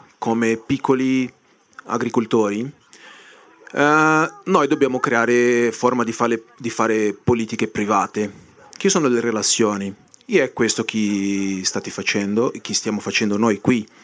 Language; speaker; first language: Italian; non-native, fluent; Portuguese